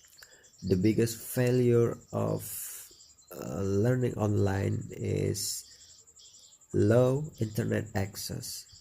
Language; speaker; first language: English; non-native, learner; Indonesian